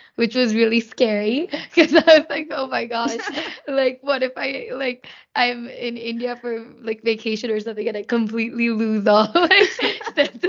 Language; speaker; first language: English; non-native, local second language; Hindi